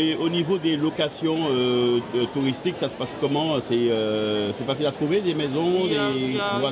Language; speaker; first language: French; native; French